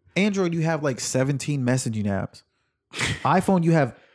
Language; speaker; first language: English; native; English